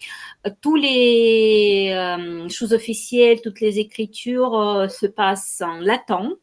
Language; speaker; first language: French; non-native, fluent; Ukrainian